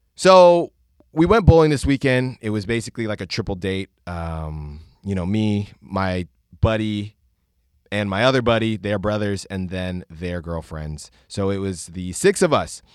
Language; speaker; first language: English; early bilingual, other home language; Spanish